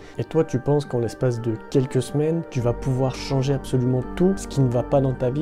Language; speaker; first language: French; native; French